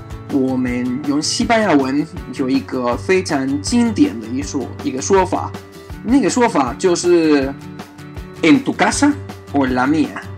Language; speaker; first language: Chinese; non-native, fluent; Spanish